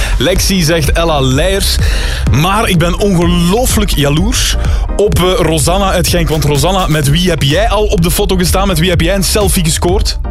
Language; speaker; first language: Dutch; native; Dutch